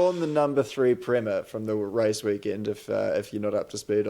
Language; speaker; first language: English; native; English